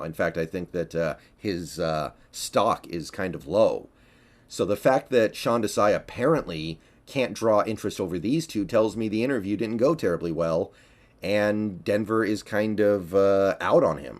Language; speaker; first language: English; native; English